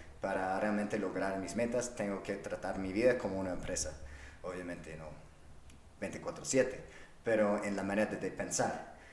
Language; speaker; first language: Spanish; non-native, fluent; English